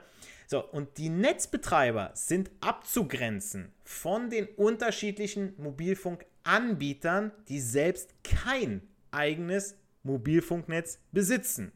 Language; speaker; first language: German; native; German